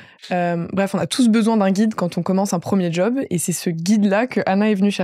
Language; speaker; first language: French; native; French